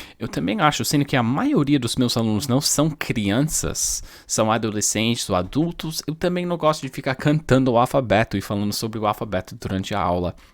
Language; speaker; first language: Portuguese; non-native, fluent; English